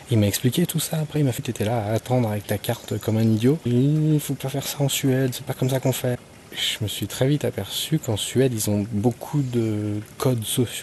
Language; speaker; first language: French; native; French